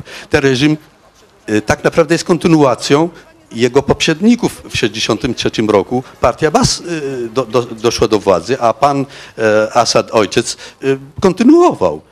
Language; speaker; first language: Polish; non-native, fluent; Arabic